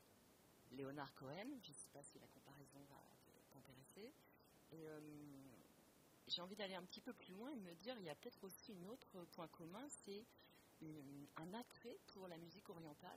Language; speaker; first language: French; native; French